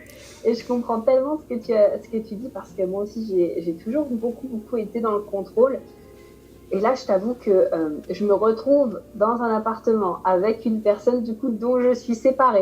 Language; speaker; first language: French; native; French